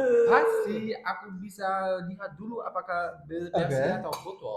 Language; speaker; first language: Indonesian; non-native, learner; German